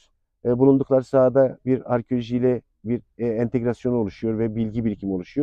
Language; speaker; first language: Turkish; native; Turkish